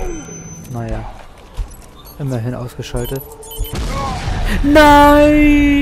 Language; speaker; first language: German; native; German